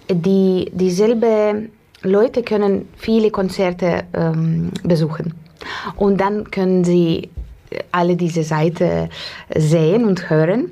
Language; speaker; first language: German; non-native, fluent; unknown